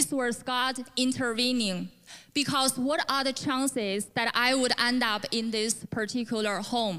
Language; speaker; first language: English; non-native, fluent; Chinese